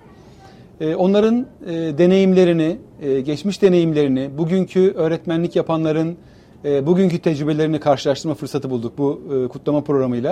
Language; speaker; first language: Turkish; native; Turkish